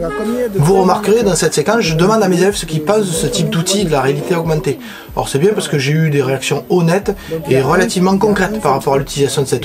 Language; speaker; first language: French; native; French